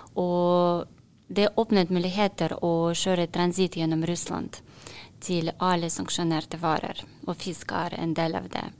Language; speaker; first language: Norwegian; non-native, learner; Russian